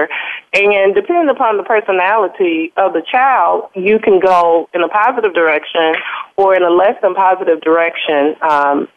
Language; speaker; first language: English; native; English